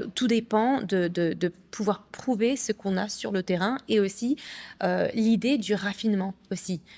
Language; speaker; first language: French; early bilingual, other home language; English